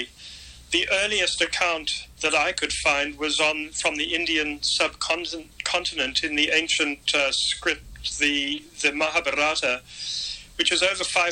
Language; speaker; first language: English; native; English